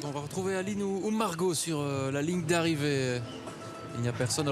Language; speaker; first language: French; native; French